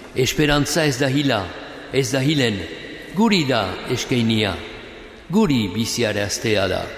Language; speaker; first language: Basque; native; Basque